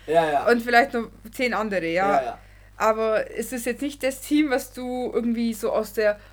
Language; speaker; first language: German; native; German